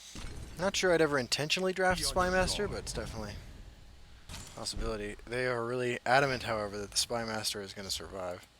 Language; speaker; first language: English; native; English